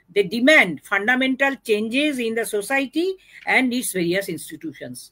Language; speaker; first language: English; non-native, local second language; Bangla